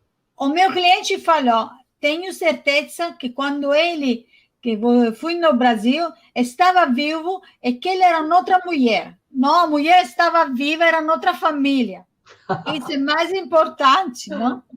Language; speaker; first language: Portuguese; non-native, fluent; Italian